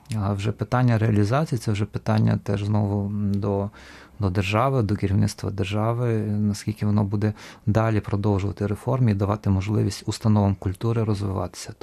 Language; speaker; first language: Ukrainian; native; Ukrainian